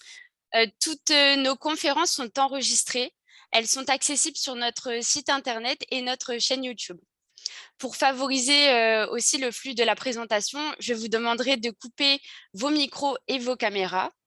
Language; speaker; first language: French; native; French